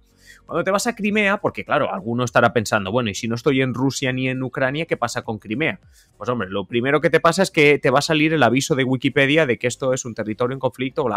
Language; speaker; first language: Spanish; native; Spanish